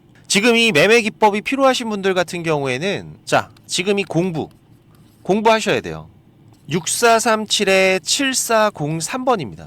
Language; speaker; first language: Korean; native; Korean